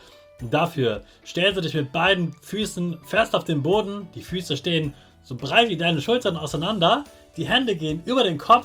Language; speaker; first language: German; native; German